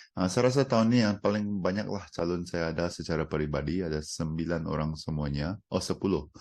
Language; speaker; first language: Malay; non-native, local second language; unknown